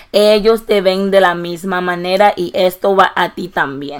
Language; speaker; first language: Spanish; native; Spanish